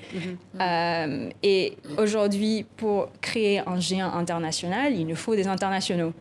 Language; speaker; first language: French; non-native, fluent; Filipino